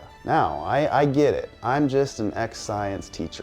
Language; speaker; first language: English; native; English